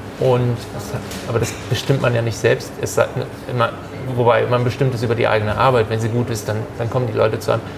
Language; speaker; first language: German; early bilingual, other home language; Turkish